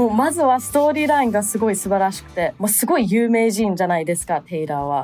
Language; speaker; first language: Japanese; early bilingual, other home language; English